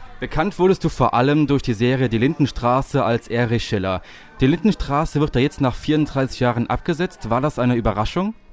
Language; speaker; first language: German; native; German